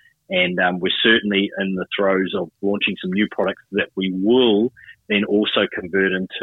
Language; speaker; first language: English; native; English